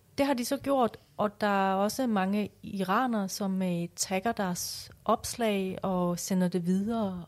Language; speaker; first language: Danish; early bilingual, other home language; Persian